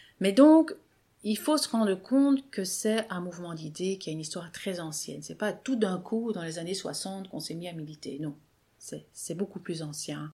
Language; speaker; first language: French; native; French